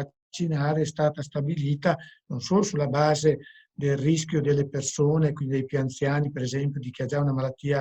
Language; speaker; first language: Italian; native; Italian